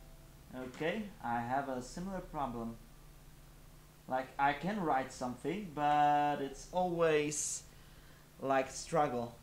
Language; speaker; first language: English; non-native, fluent; Polish